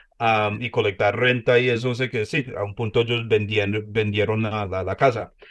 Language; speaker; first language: Spanish; early bilingual, heritage; Spanish